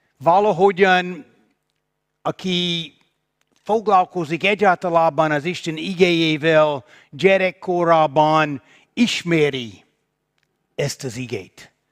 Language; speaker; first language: Hungarian; non-native, fluent; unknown